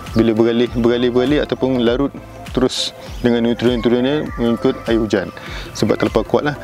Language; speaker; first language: Malay; native; Malay